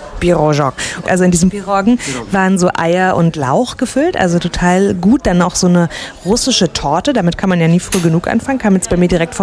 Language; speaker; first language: German; native; German